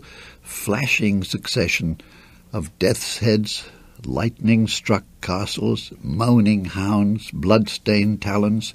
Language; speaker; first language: English; native; English